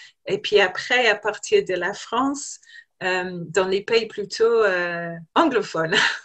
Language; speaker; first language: French; non-native, fluent; English